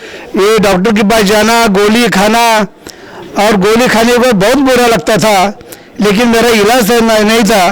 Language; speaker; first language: Hindi; non-native, local second language; Marathi